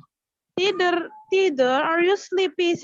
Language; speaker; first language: English; non-native, learner; Indonesian